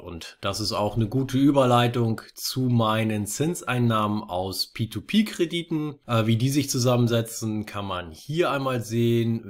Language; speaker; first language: German; native; German